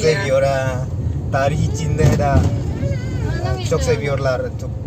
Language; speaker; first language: Turkish; non-native, learner; Indonesian